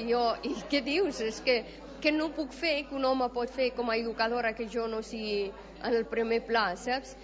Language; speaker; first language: Catalan; non-native, fluent; Persian